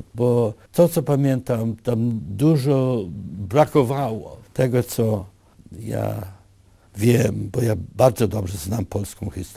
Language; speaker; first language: Polish; early bilingual, other home language; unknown